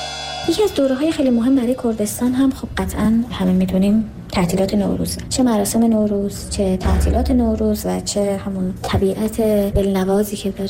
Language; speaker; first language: Persian; non-native, local second language; Kurdish